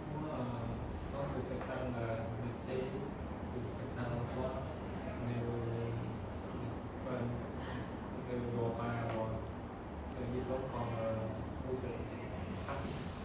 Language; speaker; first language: French; non-native, learner; Khmer